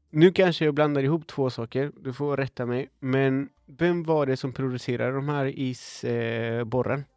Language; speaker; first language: Swedish; non-native, fluent; Spanish